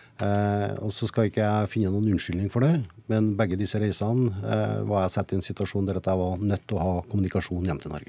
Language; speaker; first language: Norwegian; native; Norwegian